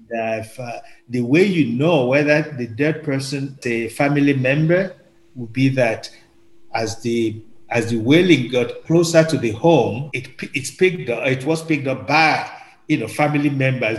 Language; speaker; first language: English; non-native, local second language; Yoruba